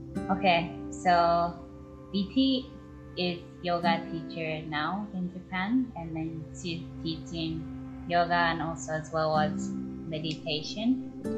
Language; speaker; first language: English; non-native, learner; Japanese